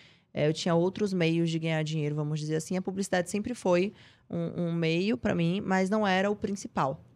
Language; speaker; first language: Portuguese; native; Portuguese